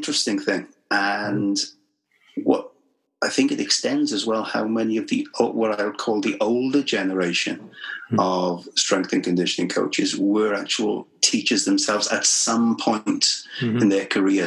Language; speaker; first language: English; native; English